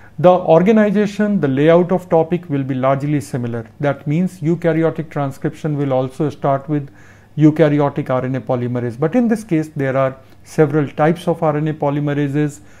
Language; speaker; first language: English; non-native, local second language; Hindi